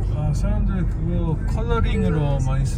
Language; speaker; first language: Korean; non-native, learner; French